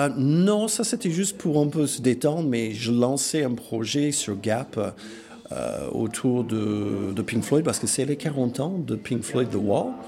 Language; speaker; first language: French; non-native, fluent; English